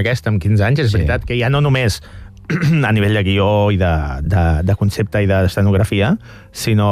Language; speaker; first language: Catalan; native; Catalan